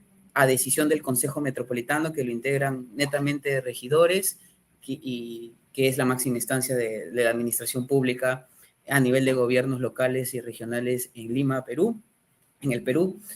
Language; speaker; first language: Spanish; native; Spanish